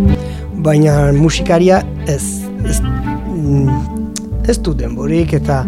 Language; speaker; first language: Basque; non-native, learner; French